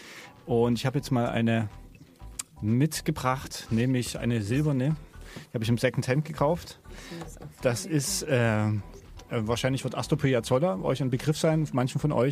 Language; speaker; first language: German; native; German